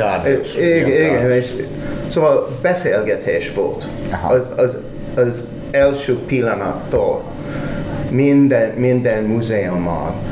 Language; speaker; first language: Hungarian; non-native, learner; English